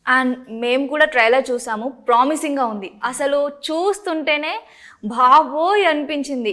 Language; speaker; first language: Telugu; native; Telugu